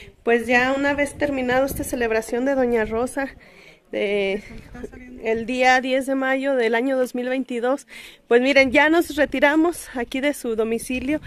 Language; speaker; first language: Spanish; native; Spanish